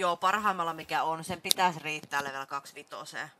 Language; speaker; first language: Finnish; native; Finnish